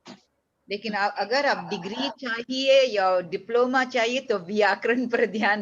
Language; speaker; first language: Hindi; non-native, fluent; English